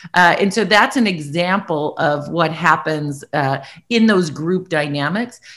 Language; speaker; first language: English; native; English